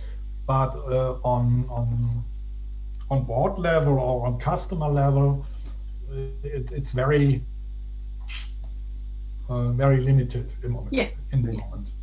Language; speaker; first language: English; non-native, fluent; German